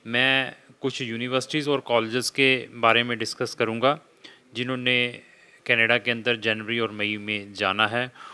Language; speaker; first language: Hindi; non-native, local second language; Punjabi